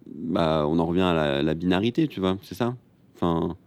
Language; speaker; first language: French; native; French